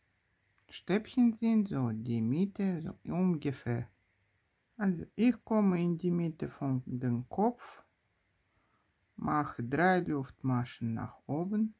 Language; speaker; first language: German; non-native, fluent; Russian